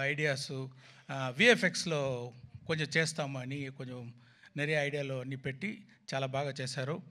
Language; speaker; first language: Telugu; non-native, fluent; Tamil